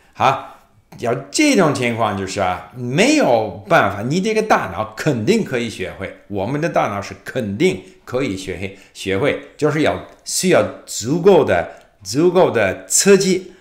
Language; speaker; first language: Chinese; non-native, fluent; English